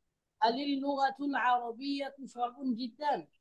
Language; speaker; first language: Arabic; non-native, fluent; Bangla